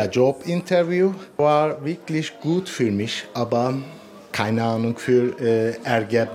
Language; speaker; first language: German; non-native, learner; Turkish